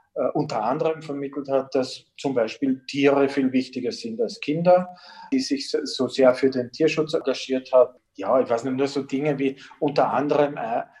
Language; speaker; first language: German; native; German